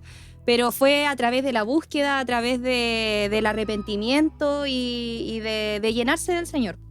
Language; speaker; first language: Spanish; native; Spanish